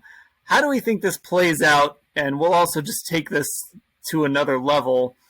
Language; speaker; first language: English; native; English